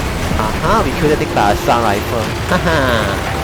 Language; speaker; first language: English; non-native, learner; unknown